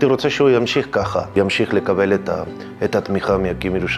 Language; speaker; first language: Hebrew; native; Hebrew